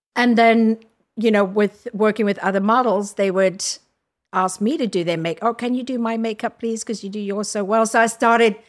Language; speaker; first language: English; native; English